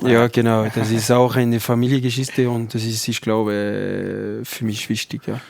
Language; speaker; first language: German; non-native, learner; French